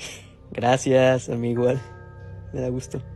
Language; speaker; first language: Spanish; native; Spanish